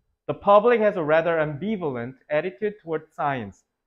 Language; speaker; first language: English; non-native, fluent; Korean